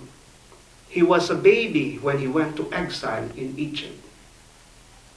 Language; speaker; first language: English; non-native, local second language; Filipino